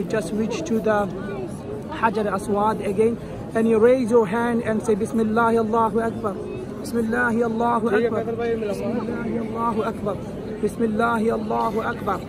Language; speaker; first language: English; non-native, local second language; Bangla